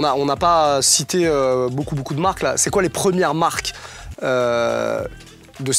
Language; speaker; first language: French; native; French